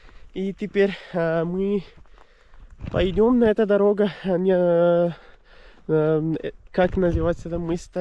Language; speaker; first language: Russian; non-native, learner; Urdu